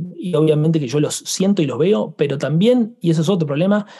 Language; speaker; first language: Spanish; native; Spanish